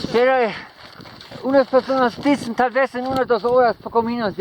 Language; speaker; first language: Spanish; non-native, learner; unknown